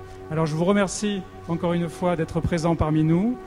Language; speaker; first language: French; native; French